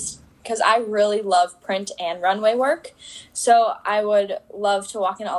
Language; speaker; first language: English; native; English